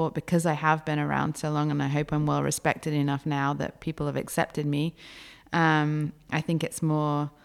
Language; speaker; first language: English; native; English